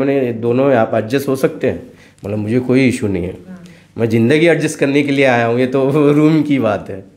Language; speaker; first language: Hindi; non-native, local second language; Marathi